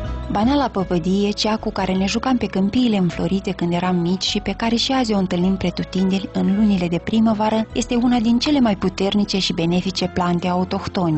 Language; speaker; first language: Romanian; native; Romanian